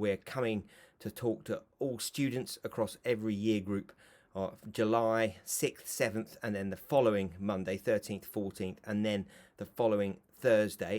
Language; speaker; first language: English; native; English